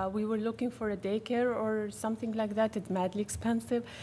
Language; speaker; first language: English; non-native, fluent; Arabic